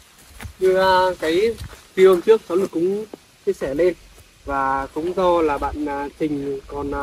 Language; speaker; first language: Vietnamese; native; Vietnamese